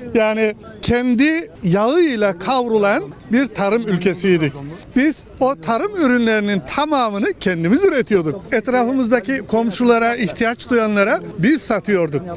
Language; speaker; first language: Turkish; native; Turkish